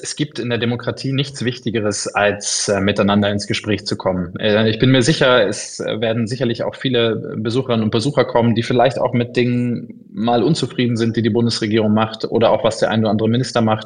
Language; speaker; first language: German; native; German